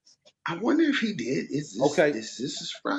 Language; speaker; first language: English; native; English